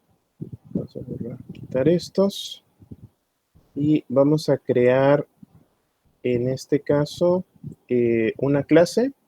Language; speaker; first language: Spanish; native; Spanish